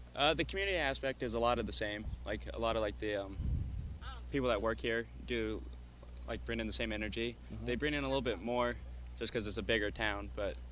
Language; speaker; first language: English; native; English